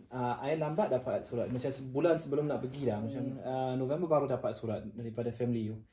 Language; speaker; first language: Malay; non-native, fluent; German